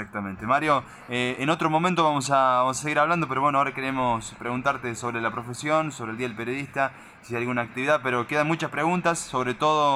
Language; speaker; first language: Spanish; native; Spanish